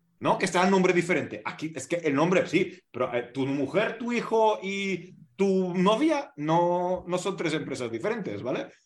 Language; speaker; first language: Spanish; non-native, fluent; Hungarian